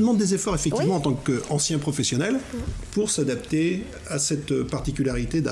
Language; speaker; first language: French; native; French